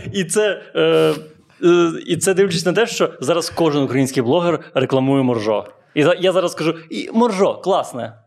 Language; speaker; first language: Ukrainian; non-native, local second language; Russian